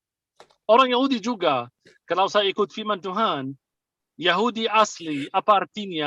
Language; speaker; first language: Indonesian; non-native, fluent; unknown